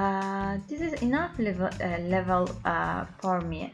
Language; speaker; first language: English; non-native, learner; Turkish